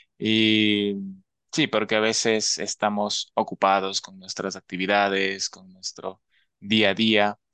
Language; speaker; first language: Spanish; native; Spanish